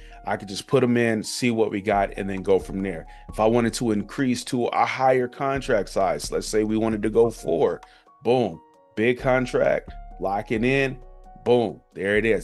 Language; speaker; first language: English; native; English